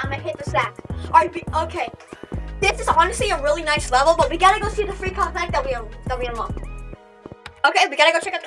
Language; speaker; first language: English; native; English